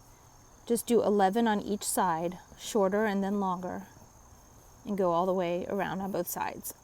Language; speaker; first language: English; native; English